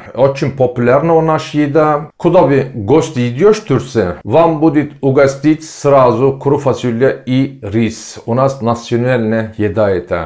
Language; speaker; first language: Russian; non-native, learner; Turkish